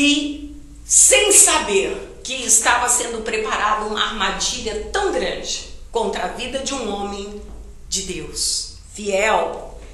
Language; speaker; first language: Portuguese; native; Portuguese